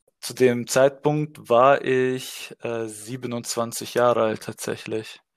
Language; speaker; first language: German; early bilingual, other home language; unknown